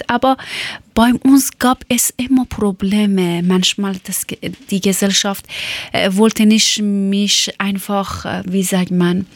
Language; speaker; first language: German; non-native, learner; Persian